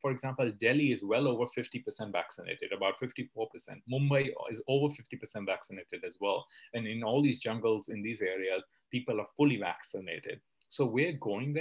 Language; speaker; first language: English; non-native, local second language; Hindi